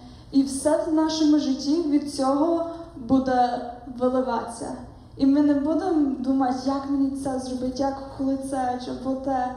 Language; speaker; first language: Ukrainian; early bilingual, heritage; Ukrainian